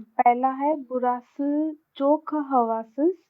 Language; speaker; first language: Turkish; non-native, learner; Urdu